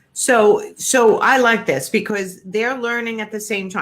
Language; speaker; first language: English; native; English